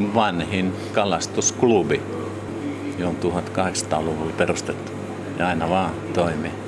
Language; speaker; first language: Finnish; native; Finnish